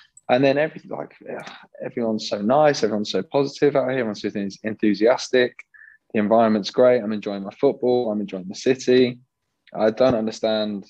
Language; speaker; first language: English; native; English